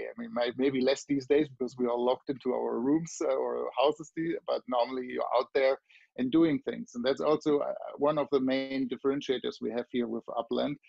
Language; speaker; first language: English; non-native, fluent; German